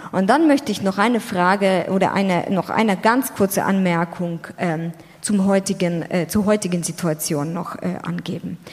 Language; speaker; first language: German; non-native, fluent; Ukrainian